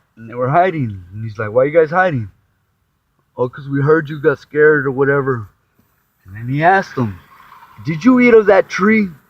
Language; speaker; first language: English; native; English